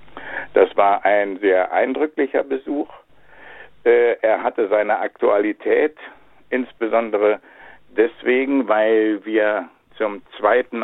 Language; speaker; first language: German; native; German